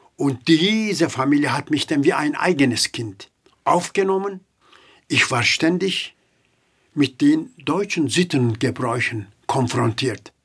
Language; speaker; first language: German; non-native, fluent; Turkish